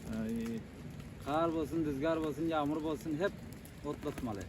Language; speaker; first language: Turkish; non-native, learner; Persian